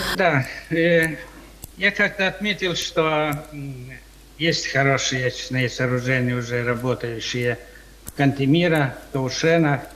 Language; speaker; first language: Russian; non-native, local second language; Romanian